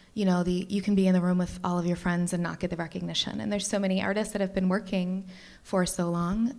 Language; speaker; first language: English; native; English